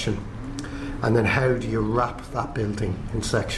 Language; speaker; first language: English; native; English